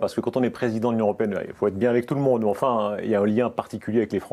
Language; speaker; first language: French; native; French